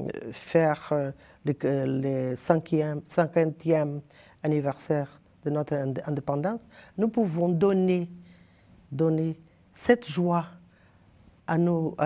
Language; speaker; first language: French; non-native, learner; Portuguese